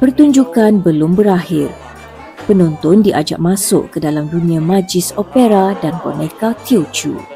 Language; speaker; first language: Malay; native; Malay